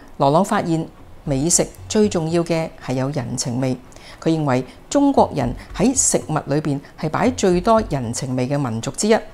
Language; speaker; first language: Chinese; non-native, local second language; Cantonese